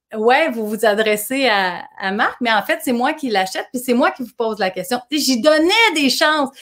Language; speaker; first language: French; native; French